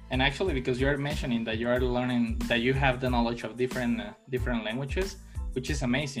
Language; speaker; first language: English; non-native, fluent; Spanish